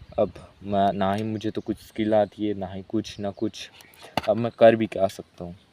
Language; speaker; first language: Hindi; non-native, local second language; Marathi